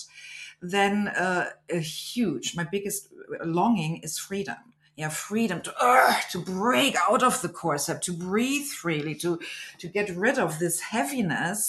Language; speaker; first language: English; non-native, fluent; German